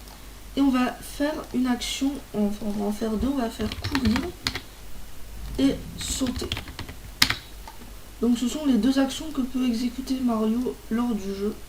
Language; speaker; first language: French; native; French